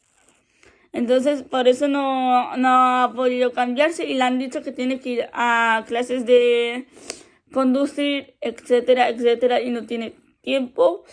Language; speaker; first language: Spanish; early bilingual, other home language; Arabic